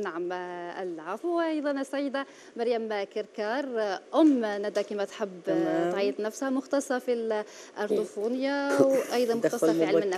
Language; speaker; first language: Arabic; native; Arabic